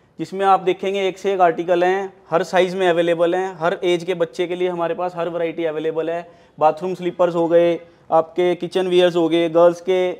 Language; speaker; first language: Hindi; native; Hindi